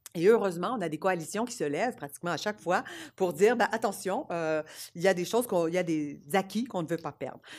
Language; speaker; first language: French; native; French